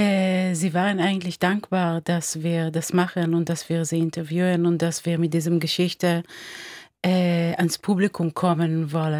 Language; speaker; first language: German; non-native, fluent; Hebrew